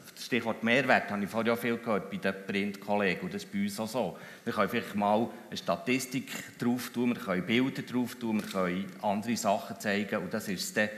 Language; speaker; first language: German; native; German